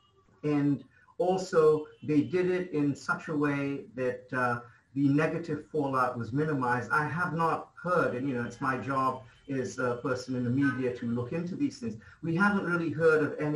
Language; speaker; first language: English; non-native, local second language; Bangla